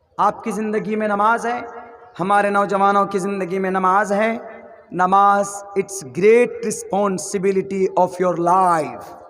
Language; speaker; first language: Urdu; native; Urdu